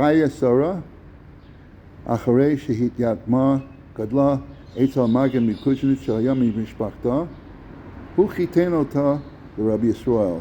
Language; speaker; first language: Hebrew; non-native, fluent; English